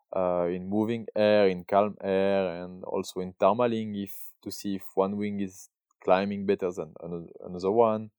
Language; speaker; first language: English; non-native, learner; French